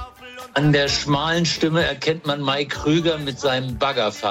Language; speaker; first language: German; native; German